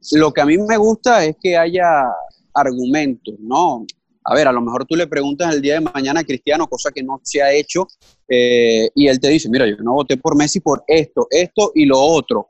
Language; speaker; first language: Spanish; native; Spanish